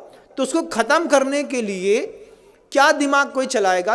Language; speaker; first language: Hindi; native; Hindi